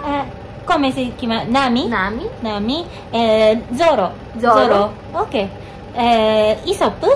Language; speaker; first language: Italian; non-native, learner; Japanese